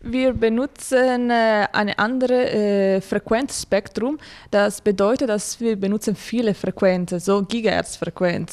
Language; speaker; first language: German; non-native, fluent; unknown